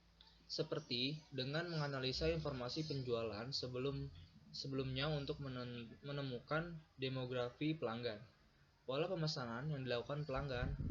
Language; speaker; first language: Indonesian; native; Indonesian